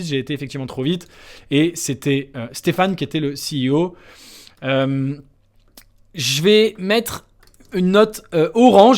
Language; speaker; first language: French; native; French